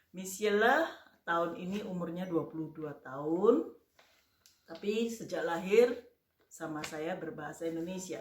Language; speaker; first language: Indonesian; native; Indonesian